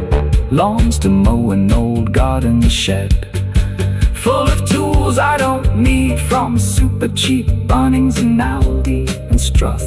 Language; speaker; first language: English; native; English